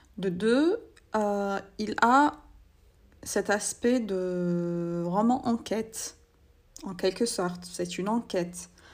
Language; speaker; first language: French; non-native, local second language; Arabic